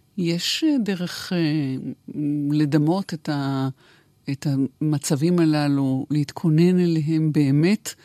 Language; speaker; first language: Hebrew; native; Hebrew